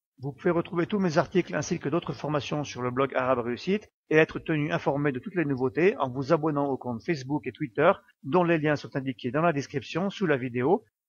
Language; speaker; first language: French; native; French